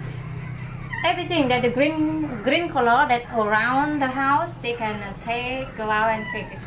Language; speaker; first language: English; non-native, learner; Khmer